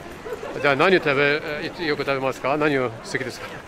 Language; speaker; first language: Japanese; non-native, learner; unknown